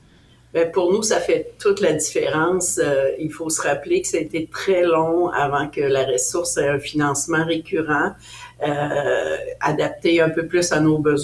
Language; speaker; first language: French; native; French